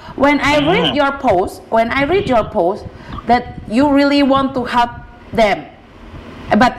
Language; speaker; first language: English; non-native, learner; Javanese